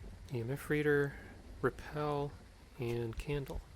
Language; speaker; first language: English; native; English